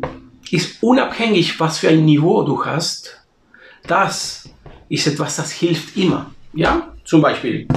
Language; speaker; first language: German; non-native, fluent; Spanish